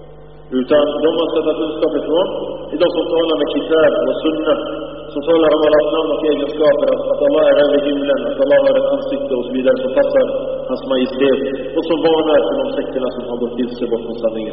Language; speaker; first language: Swedish; early bilingual, other home language; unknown